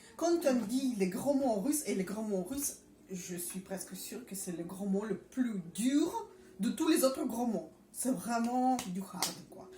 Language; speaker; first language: French; non-native, fluent; Russian